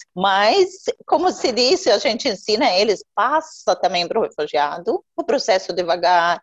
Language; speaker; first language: Portuguese; non-native, fluent; Arabic